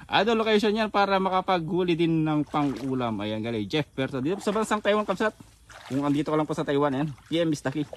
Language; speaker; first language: Filipino; non-native, local second language; Iloko